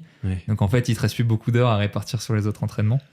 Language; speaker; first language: French; native; French